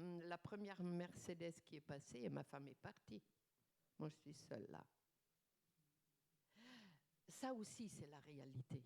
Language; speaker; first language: French; non-native, fluent; German